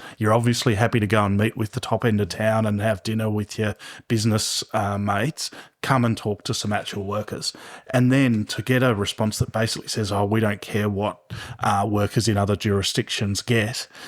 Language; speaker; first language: English; native; English